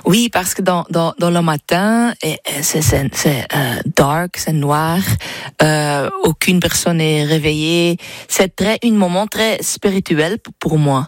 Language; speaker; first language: French; non-native, fluent; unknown